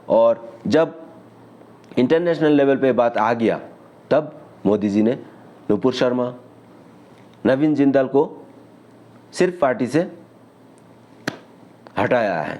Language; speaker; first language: Hindi; non-native, local second language; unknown